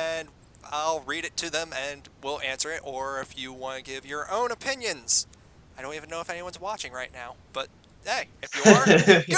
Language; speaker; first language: English; native; English